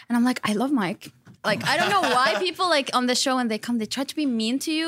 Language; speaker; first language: English; non-native, fluent; Arabic